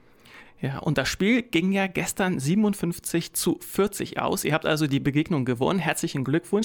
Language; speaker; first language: German; native; German